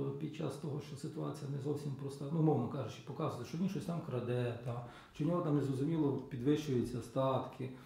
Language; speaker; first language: Ukrainian; native; Ukrainian